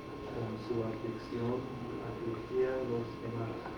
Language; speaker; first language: Spanish; non-native, learner; English